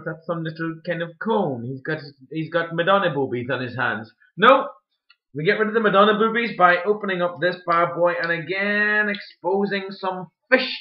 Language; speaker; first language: English; native; English